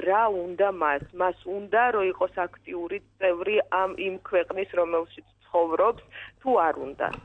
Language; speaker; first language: Georgian; non-native, local second language; Azerbaijani